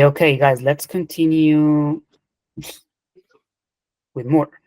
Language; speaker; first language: English; non-native, fluent; Spanish